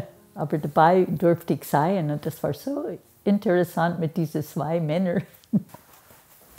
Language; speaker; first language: German; non-native, fluent; English